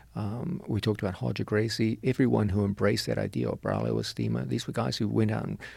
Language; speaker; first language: English; native; English